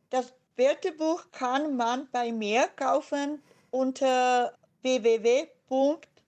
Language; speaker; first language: German; non-native, fluent; Czech